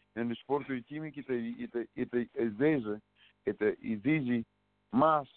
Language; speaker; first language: Portuguese; non-native, local second language; Kabuverdianu